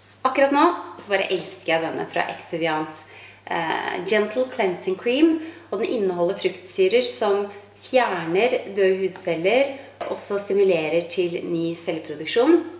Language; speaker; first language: Norwegian; native; Norwegian